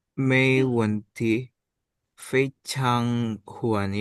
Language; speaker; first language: Chinese; non-native, learner; Indonesian